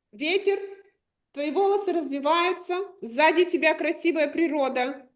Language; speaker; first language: Russian; native; Russian